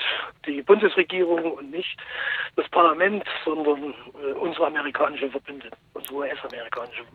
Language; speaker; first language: German; native; German